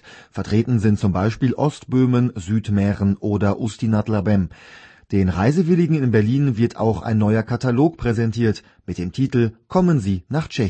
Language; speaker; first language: German; native; German